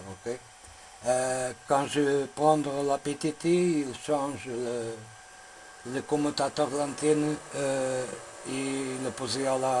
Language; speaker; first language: French; non-native, learner; Portuguese